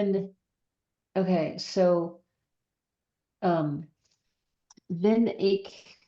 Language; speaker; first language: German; non-native, learner; English